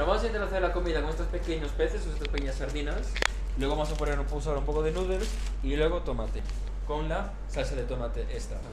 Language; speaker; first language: Spanish; native; Spanish